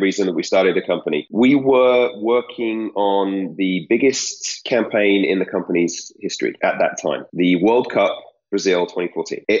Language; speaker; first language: English; native; English